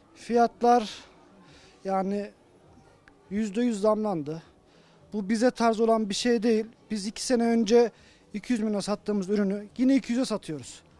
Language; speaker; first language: Turkish; native; Turkish